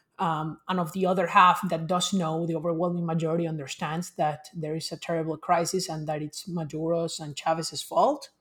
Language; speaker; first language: English; non-native, fluent; Spanish